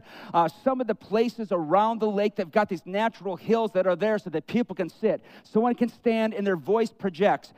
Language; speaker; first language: English; native; English